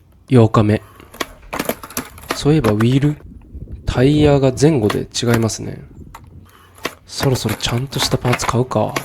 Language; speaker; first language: Japanese; native; Japanese